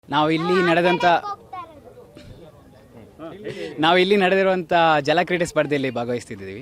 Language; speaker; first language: Kannada; native; Kannada